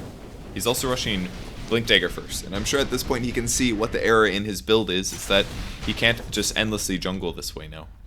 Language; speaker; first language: English; native; English